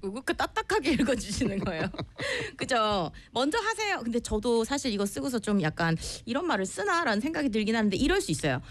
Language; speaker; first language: Korean; native; Korean